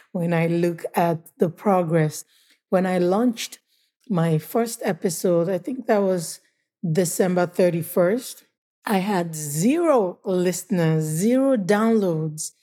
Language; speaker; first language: English; non-native, local second language; Igbo